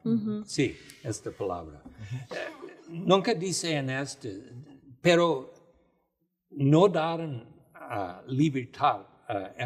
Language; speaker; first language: Spanish; non-native, fluent; English